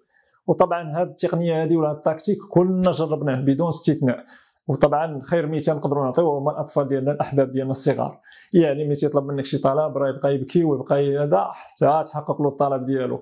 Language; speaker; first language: Arabic; native; Arabic